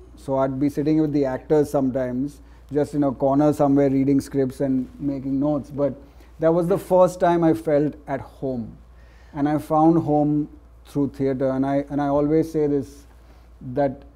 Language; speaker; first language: English; non-native, local second language; Gujarati